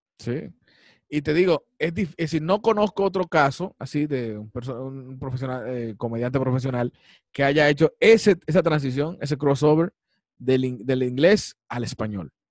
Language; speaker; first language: Spanish; native; Spanish